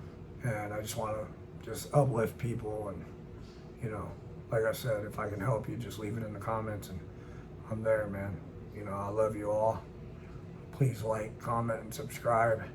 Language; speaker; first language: English; native; English